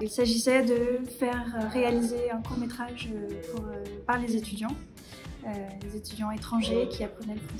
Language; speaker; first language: French; non-native, fluent; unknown